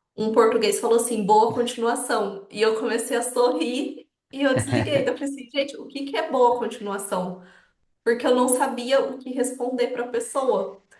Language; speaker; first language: Portuguese; native; Portuguese